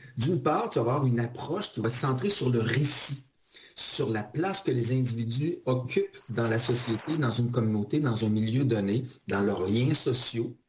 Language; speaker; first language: French; native; French